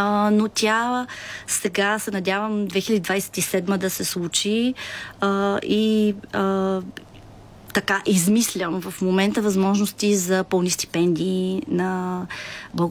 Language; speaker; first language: Bulgarian; native; Bulgarian